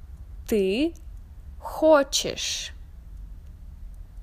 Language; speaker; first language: Russian; non-native, learner; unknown